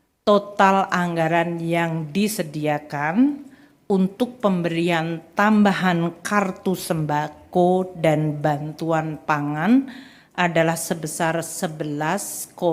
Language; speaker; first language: Indonesian; native; Indonesian